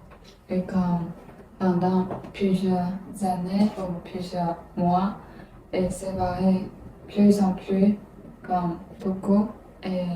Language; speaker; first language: French; non-native, learner; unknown